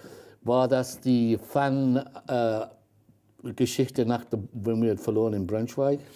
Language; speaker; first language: German; non-native, fluent; English